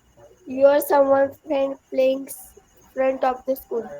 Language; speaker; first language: English; non-native, learner; Marathi